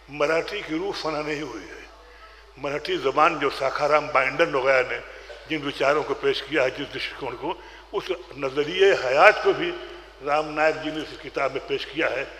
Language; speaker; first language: Urdu; native; Urdu